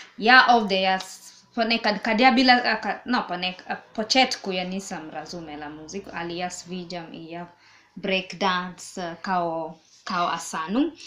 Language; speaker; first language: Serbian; non-native, learner; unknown